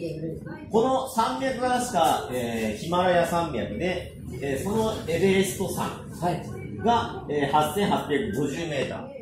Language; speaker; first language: Japanese; native; Japanese